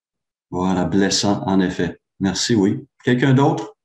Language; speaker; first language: French; native; French